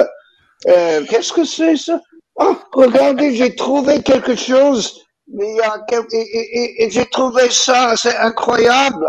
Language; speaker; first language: French; non-native, learner; English